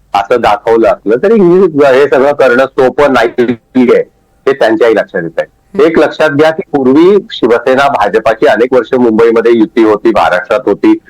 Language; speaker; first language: Marathi; native; Marathi